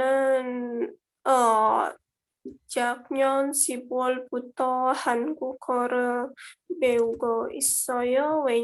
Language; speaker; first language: Korean; non-native, learner; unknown